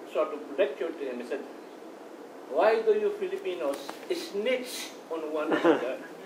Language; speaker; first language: English; non-native, local second language; Iloko